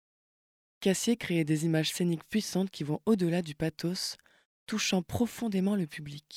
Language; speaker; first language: French; native; French